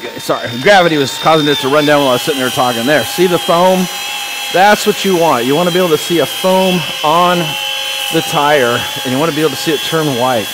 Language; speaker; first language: English; native; English